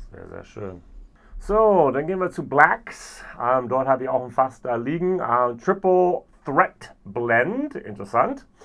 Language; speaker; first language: German; non-native, fluent; English